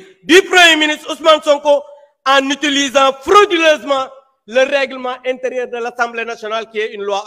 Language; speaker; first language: French; non-native, local second language; Wolof